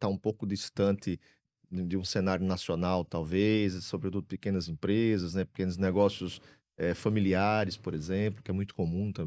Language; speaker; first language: Portuguese; native; Portuguese